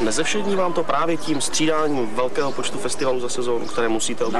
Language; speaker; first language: Czech; native; Czech